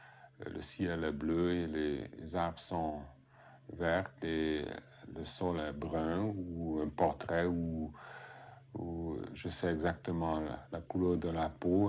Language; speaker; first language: French; non-native, fluent; Hungarian